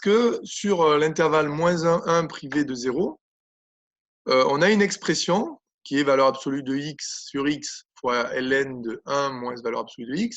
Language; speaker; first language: French; native; French